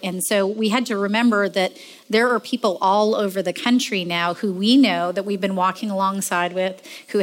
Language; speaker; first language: English; native; English